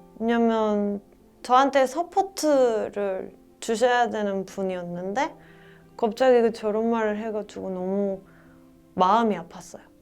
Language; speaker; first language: Korean; non-native, fluent; Spanish